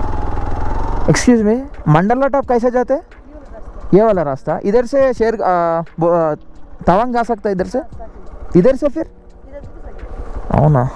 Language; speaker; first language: Hindi; non-native, local second language; Telugu